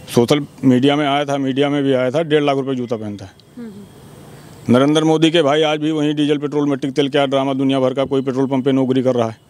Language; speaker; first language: Hindi; native; Hindi